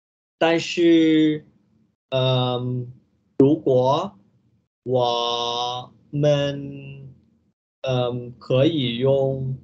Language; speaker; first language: Chinese; non-native, learner; Vietnamese